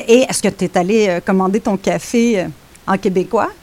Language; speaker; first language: French; native; French